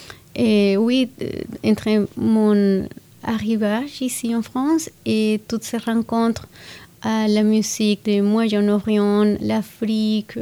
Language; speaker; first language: French; non-native, fluent; Spanish